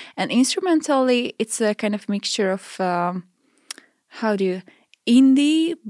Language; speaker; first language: English; non-native, fluent; Hungarian